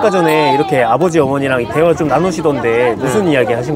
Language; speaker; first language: Korean; native; Korean